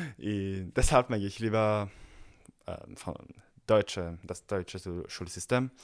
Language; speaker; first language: German; non-native, learner; French